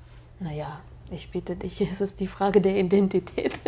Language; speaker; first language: German; non-native, fluent; Russian